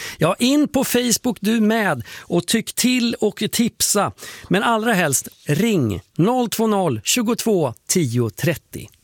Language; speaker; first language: Swedish; native; Swedish